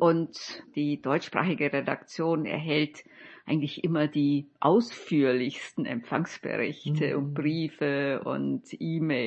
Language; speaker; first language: German; native; German